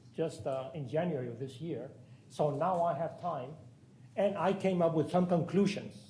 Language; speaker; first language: English; non-native, fluent; Spanish